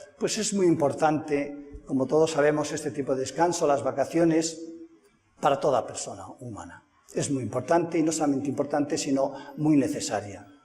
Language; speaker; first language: Spanish; native; Spanish